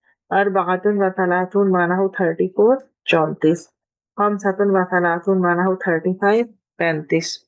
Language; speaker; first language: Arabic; non-native, fluent; Urdu